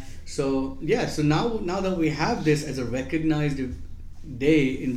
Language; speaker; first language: English; non-native, local second language; Gujarati